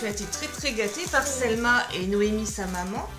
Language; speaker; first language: French; native; French